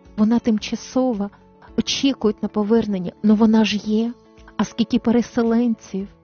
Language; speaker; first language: Ukrainian; native; Ukrainian